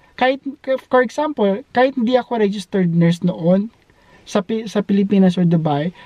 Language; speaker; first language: English; non-native, local second language; Filipino